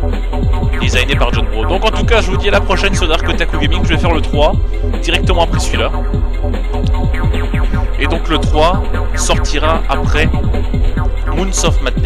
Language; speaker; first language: French; native; French